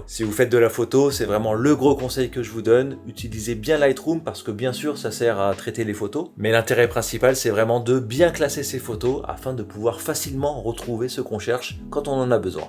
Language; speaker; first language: French; native; French